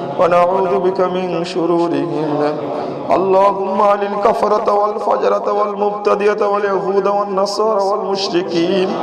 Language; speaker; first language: Arabic; non-native, fluent; Bangla